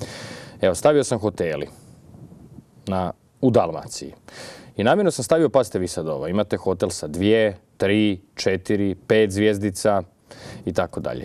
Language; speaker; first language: Croatian; native; Croatian